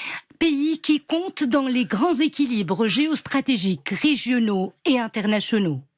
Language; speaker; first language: French; non-native, local second language; Arabic